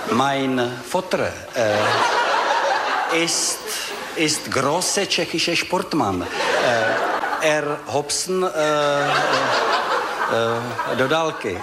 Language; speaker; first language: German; non-native, learner; Czech